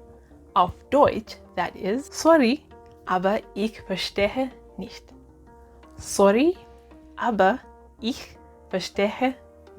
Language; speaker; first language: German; non-native, fluent; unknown